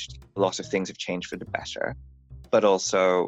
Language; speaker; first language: English; non-native, local second language; Bangla